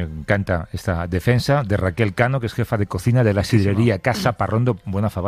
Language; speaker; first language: Spanish; native; Spanish